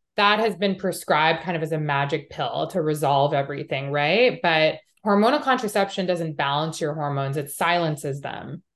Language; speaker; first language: English; native; English